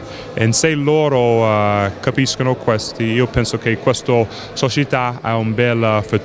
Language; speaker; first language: Italian; non-native, learner; English